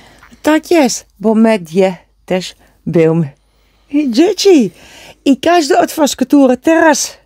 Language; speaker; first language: Polish; non-native, learner; Dutch